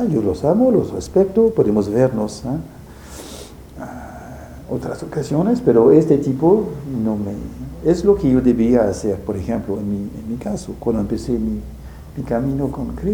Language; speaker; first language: Spanish; non-native, fluent; French